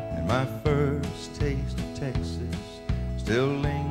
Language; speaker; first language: English; native; English